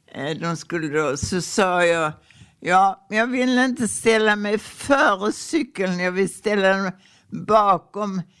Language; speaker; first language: Swedish; native; Swedish